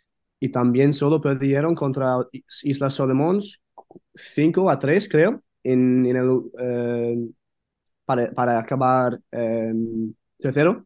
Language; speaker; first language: Spanish; non-native, fluent; English